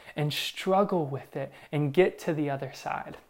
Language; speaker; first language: English; native; English